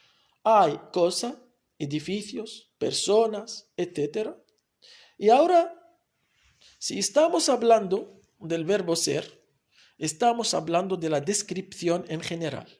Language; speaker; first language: Spanish; non-native, fluent; Arabic